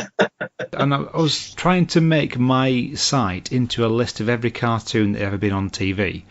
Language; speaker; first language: English; native; English